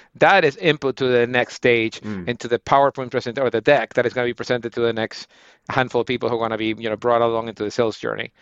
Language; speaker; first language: English; non-native, fluent; Spanish